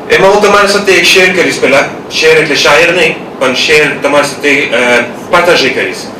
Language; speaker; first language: Gujarati; early bilingual, heritage; Gujarati